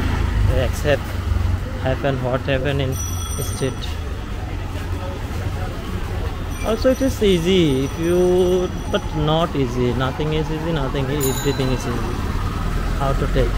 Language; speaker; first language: English; non-native, learner; Bangla